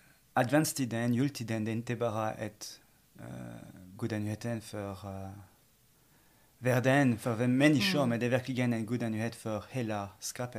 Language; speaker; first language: Swedish; non-native, fluent; French